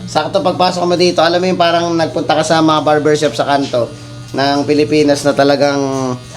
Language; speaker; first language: Filipino; native; Filipino